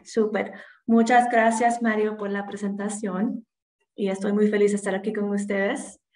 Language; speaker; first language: Spanish; non-native, fluent; English